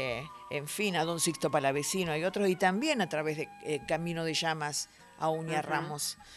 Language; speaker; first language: Spanish; native; Spanish